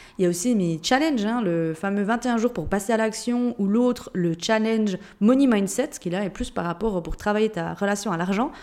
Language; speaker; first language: French; native; French